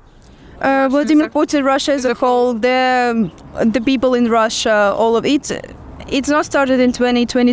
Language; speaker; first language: English; non-native, learner; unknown